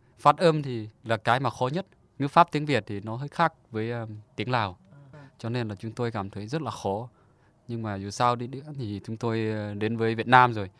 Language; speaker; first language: Vietnamese; non-native, fluent; Lao